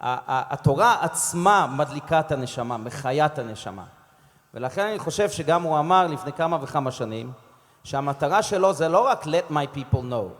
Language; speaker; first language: Hebrew; non-native, fluent; English